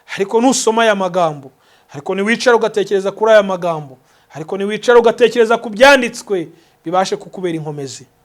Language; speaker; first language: Kinyarwanda; native; Kinyarwanda